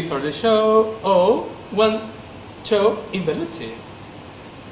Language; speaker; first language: English; non-native, learner; Spanish